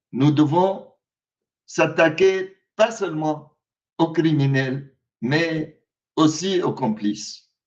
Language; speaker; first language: French; non-native, fluent; Arabic